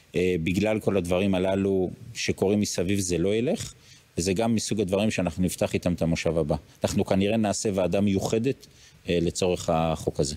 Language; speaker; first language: Hebrew; native; Hebrew